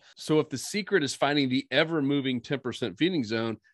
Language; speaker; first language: English; native; English